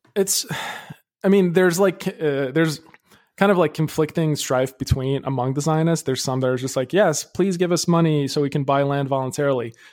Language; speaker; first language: English; early bilingual, other home language; Arabic